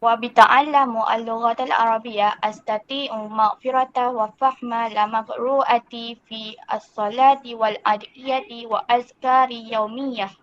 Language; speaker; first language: Arabic; non-native, learner; Malay